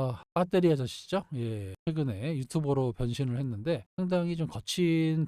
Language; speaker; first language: Korean; native; Korean